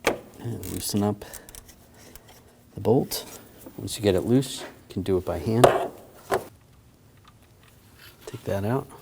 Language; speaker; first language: English; native; English